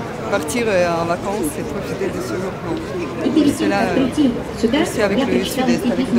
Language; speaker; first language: French; non-native, fluent; Russian